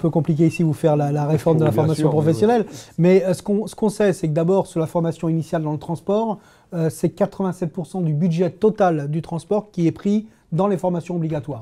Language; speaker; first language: French; native; French